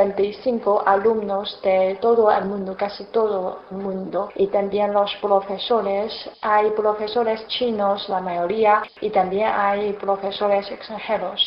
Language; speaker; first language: Spanish; non-native, learner; Chinese